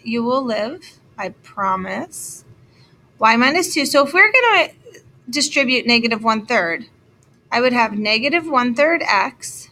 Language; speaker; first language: English; native; English